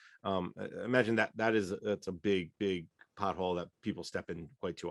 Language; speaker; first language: English; native; English